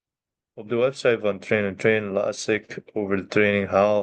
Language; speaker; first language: Dutch; non-native, learner; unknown